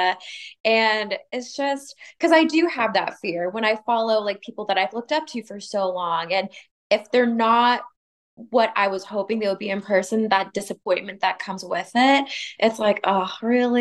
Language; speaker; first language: English; native; English